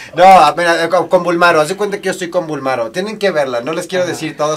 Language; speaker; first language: Spanish; native; Spanish